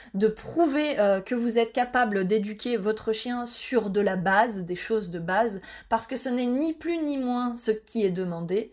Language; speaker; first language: French; native; French